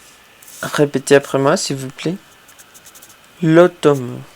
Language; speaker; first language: French; non-native, fluent; Spanish